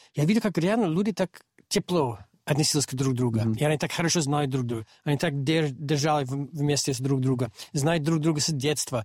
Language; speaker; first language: Russian; non-native, fluent; English